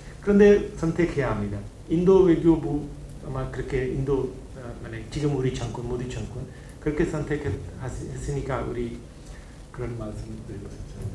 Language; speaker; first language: Korean; non-native, learner; Hindi